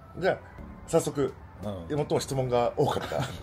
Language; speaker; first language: Japanese; native; Japanese